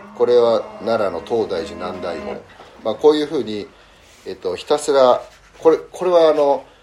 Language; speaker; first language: Japanese; early bilingual, heritage; Japanese